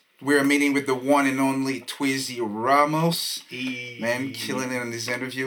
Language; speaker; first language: English; non-native, fluent; French